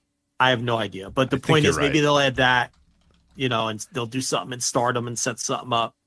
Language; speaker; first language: English; native; English